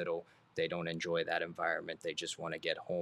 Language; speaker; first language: English; native; English